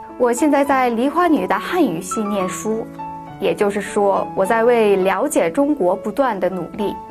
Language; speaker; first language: Chinese; early bilingual, other home language; Korean